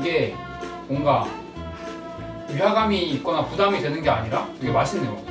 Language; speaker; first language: Korean; native; Korean